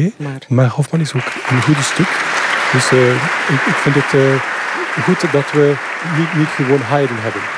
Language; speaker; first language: Dutch; non-native, local second language; French